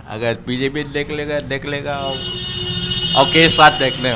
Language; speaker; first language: Hindi; non-native, local second language; Chinese